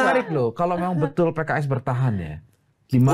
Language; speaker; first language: Indonesian; native; Indonesian